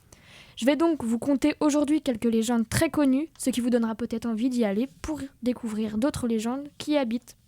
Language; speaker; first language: French; native; French